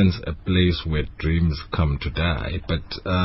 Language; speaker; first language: English; non-native, local second language; Zulu